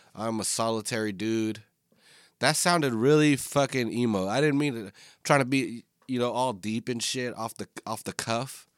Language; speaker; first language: English; native; English